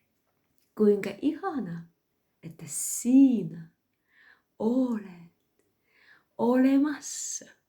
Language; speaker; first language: Finnish; non-native, fluent; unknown